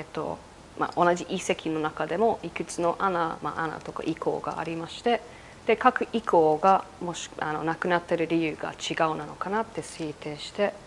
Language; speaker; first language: Japanese; non-native, fluent; English